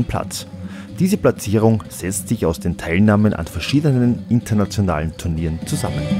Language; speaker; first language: German; native; German